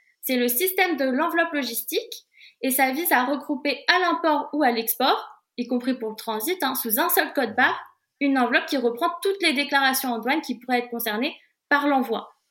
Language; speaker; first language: French; native; French